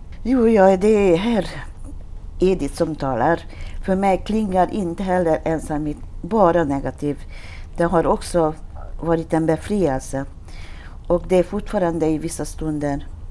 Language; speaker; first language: Swedish; non-native, fluent; Hungarian